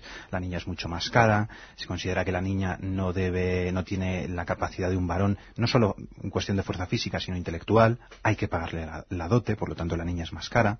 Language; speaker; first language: Spanish; native; Spanish